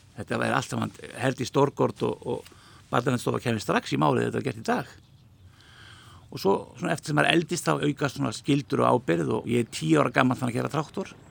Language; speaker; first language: Icelandic; native; Icelandic